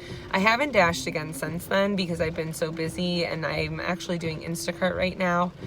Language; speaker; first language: English; native; English